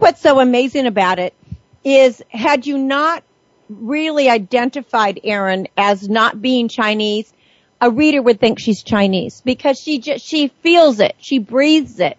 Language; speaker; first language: English; native; English